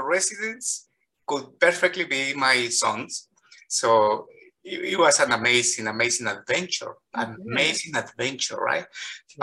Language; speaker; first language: English; non-native, fluent; Spanish